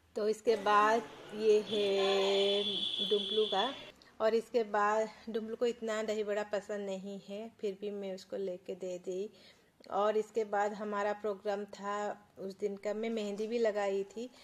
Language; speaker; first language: Hindi; non-native, local second language; Odia